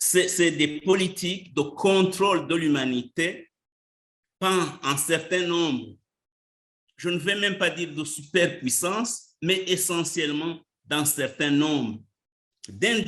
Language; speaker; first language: French; non-native, local second language; Rundi